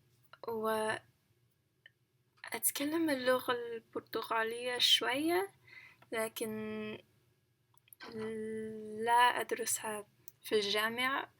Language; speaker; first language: Arabic; non-native, learner; English